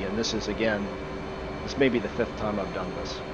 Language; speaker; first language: English; native; English